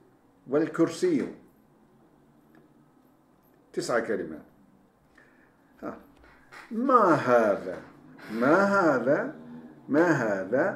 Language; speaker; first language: Arabic; non-native, fluent; Turkish